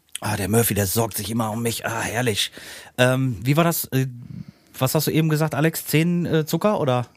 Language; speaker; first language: German; native; German